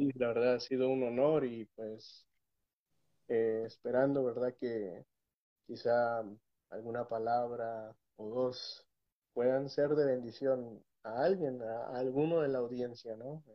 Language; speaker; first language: Spanish; native; Spanish